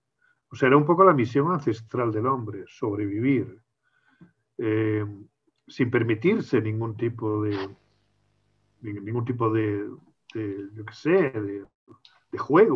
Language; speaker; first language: Spanish; native; Spanish